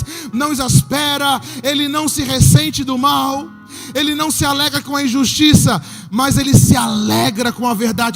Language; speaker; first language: Portuguese; native; Portuguese